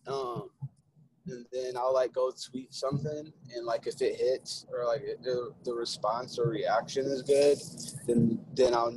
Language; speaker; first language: English; native; English